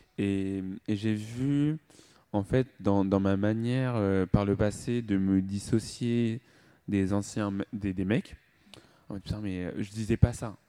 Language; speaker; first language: French; native; French